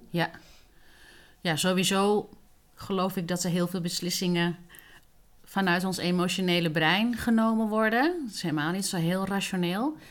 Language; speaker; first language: Dutch; early bilingual, other home language; Spanish